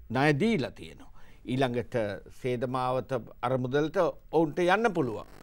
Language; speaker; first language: Sinhala; native; Sinhala